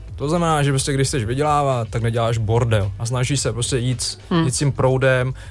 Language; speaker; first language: Czech; early bilingual, other home language; Vietnamese